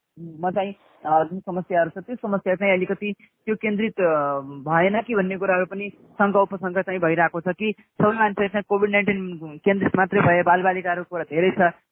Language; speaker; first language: Nepali; non-native, local second language; Awadhi